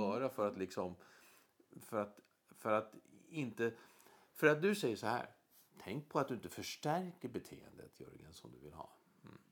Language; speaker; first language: Swedish; native; Swedish